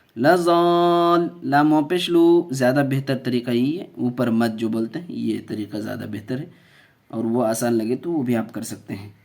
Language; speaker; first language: Urdu; native; Urdu